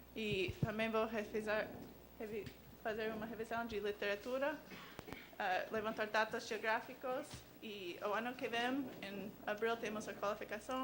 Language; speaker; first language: Portuguese; non-native, learner; English